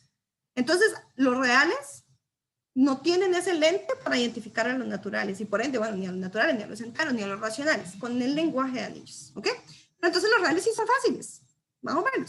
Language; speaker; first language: Spanish; native; Spanish